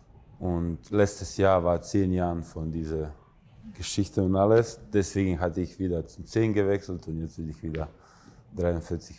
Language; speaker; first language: German; non-native, fluent; Croatian